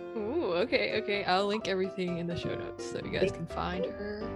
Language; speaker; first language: English; native; English